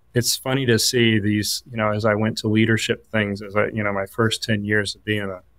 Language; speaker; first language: English; native; English